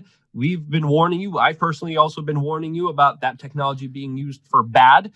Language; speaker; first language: English; non-native, fluent; Polish